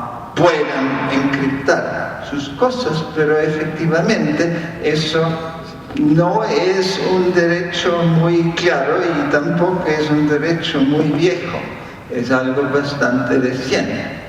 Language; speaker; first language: Spanish; non-native, fluent; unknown